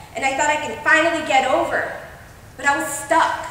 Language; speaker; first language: English; native; English